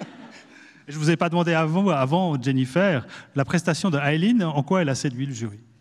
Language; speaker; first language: French; native; French